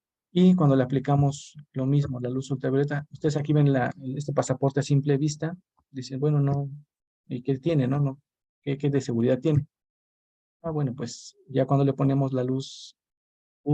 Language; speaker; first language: Spanish; native; Spanish